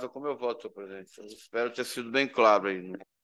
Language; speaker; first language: Portuguese; native; Portuguese